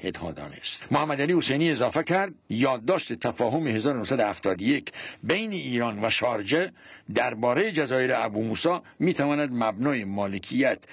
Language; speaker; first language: Persian; non-native, local second language; Central Kurdish